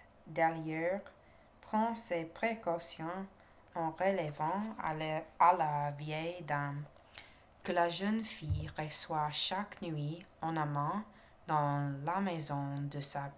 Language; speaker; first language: French; non-native, learner; English